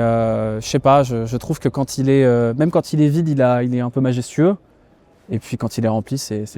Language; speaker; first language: French; native; French